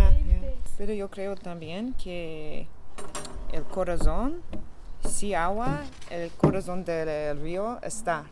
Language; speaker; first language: Spanish; non-native, learner; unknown